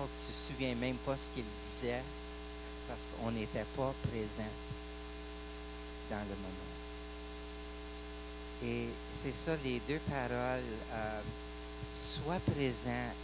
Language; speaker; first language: French; non-native, local second language; English